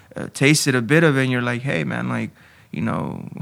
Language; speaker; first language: English; early bilingual, other home language; Spanish